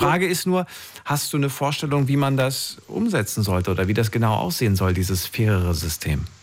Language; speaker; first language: German; native; German